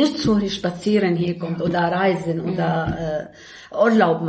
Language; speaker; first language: German; non-native, learner; Arabic